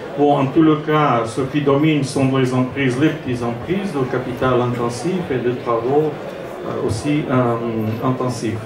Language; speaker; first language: French; non-native, fluent; Portuguese